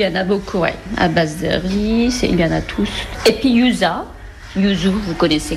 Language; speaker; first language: French; non-native, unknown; Korean